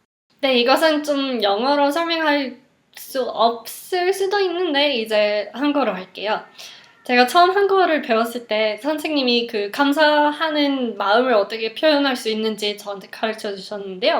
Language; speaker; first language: Korean; non-native, fluent; English